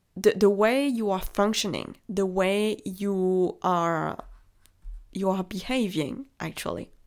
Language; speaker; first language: English; non-native, fluent; French